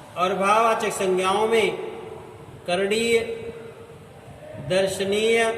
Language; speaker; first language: Hindi; native; Hindi